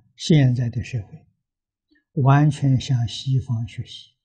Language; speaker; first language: Chinese; native; Chinese